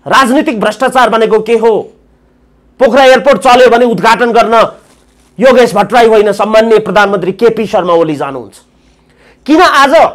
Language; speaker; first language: Nepali; native; Nepali